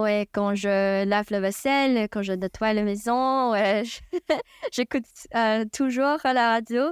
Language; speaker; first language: French; non-native, fluent; Chinese